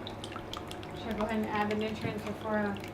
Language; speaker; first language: English; native; English